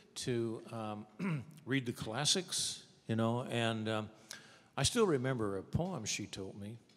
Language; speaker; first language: English; native; English